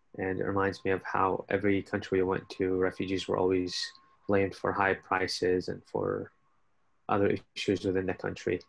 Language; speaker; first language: English; non-native, fluent; Arabic